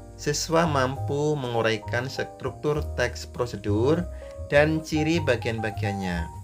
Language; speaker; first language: Indonesian; native; Indonesian